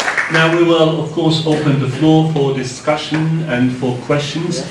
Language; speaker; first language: English; non-native, fluent; Arabic